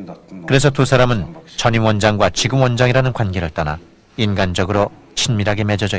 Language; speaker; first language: Korean; native; Korean